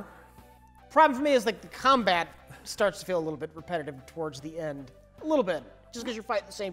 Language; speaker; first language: English; native; English